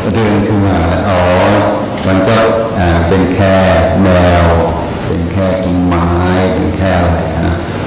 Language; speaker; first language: Thai; non-native, fluent; English